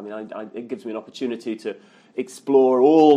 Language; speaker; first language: English; native; English